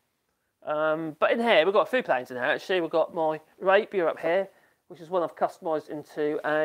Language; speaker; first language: English; native; English